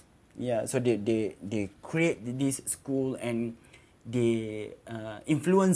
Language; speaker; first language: English; non-native, local second language; Malay